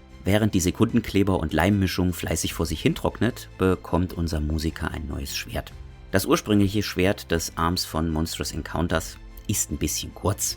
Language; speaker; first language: German; native; German